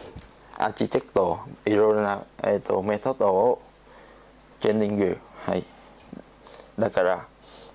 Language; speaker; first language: Japanese; non-native, learner; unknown